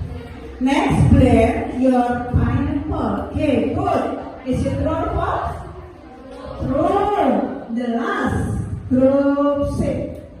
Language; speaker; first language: English; non-native, learner; Indonesian